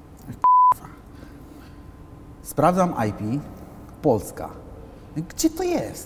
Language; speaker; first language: Polish; non-native, fluent; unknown